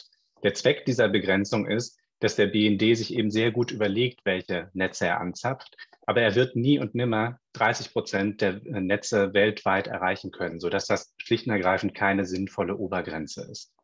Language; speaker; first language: German; native; German